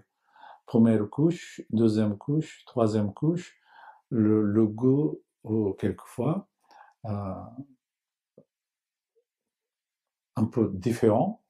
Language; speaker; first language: French; non-native, learner; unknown